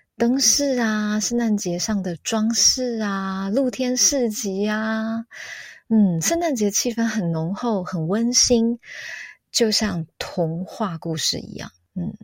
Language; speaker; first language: Chinese; native; Chinese